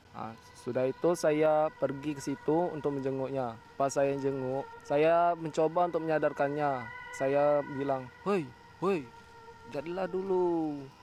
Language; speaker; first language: Indonesian; non-native, local second language; Minangkabau